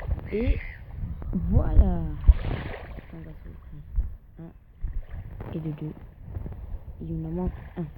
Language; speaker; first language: French; native; French